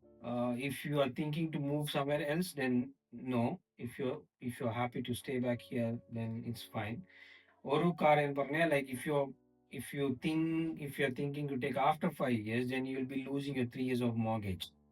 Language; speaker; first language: English; non-native, local second language; Malayalam